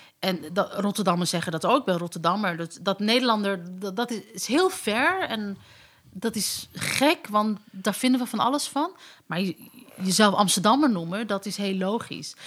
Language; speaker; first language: Dutch; early bilingual, other home language; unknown